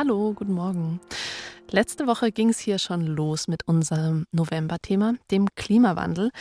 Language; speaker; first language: German; native; German